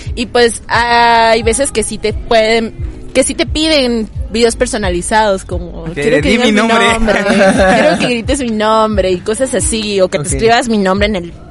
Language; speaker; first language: Spanish; native; Spanish